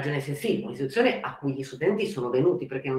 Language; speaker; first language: Italian; native; Italian